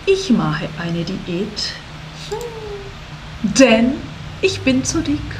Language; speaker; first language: German; non-native, fluent; Portuguese